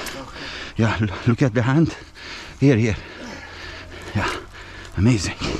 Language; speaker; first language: English; non-native, learner; Persian